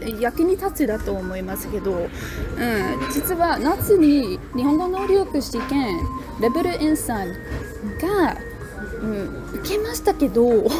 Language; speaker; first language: Japanese; non-native, learner; English